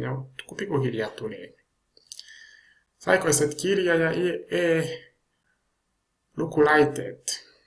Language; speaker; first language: Finnish; non-native, learner; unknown